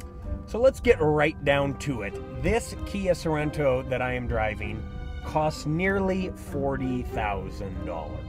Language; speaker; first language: English; native; English